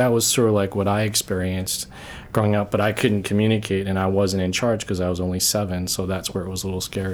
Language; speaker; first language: English; early bilingual, other home language; Korean